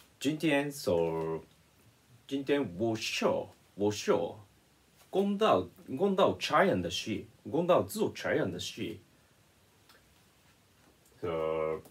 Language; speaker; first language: Chinese; non-native, learner; Japanese